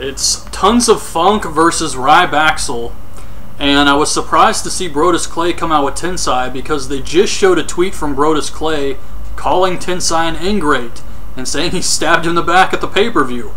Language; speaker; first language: English; native; English